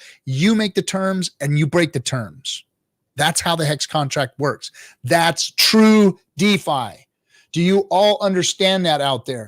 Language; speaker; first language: English; native; English